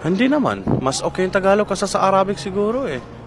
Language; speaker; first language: Filipino; non-native, fluent; Arabic